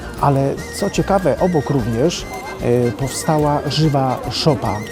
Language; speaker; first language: Polish; native; Polish